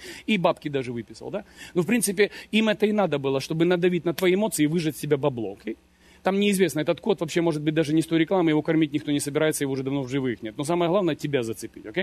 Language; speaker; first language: Russian; native; Russian